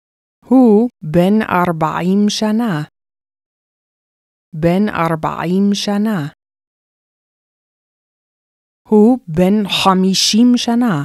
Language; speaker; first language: Hebrew; non-native, fluent; English